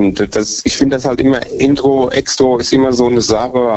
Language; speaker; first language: German; native; German